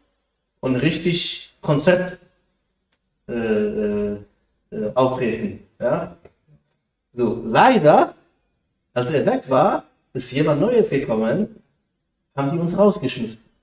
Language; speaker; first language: German; non-native, fluent; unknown